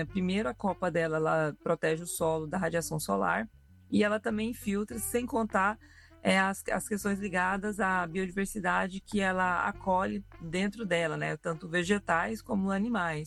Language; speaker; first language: Portuguese; native; Portuguese